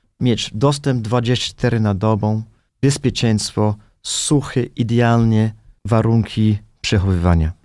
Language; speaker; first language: Polish; non-native, fluent; English